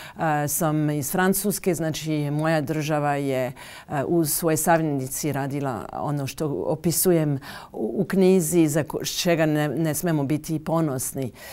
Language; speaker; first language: Bosnian; non-native, fluent; French